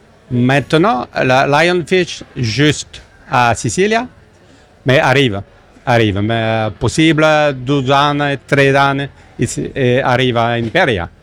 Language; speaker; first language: Italian; non-native, learner; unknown